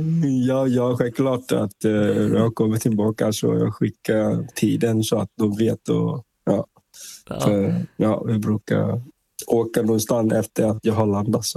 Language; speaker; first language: Swedish; non-native, fluent; Vietnamese